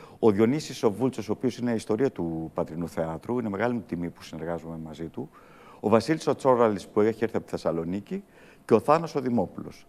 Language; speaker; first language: Greek; early bilingual, heritage; Greek